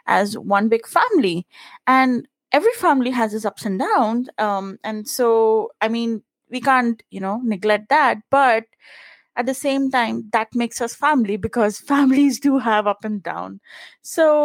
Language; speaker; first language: English; non-native, local second language; Punjabi